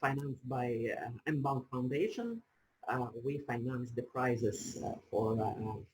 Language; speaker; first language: English; non-native, fluent; Ukrainian